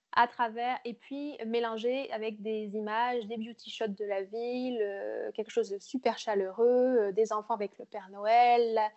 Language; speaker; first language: French; native; French